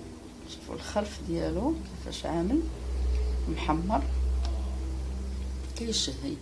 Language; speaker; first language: Arabic; native; Arabic